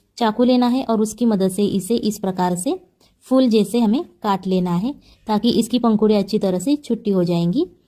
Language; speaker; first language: Hindi; non-native, local second language; Marathi